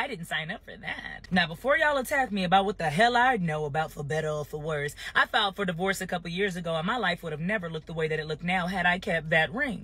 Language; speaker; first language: English; native; English